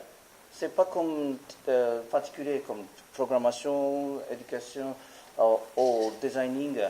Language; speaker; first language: French; non-native, learner; Japanese